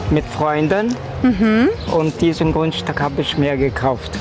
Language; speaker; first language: German; early bilingual, other home language; Turkish